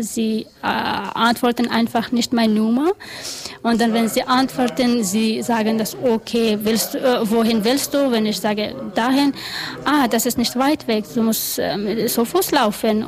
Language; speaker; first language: German; non-native, learner; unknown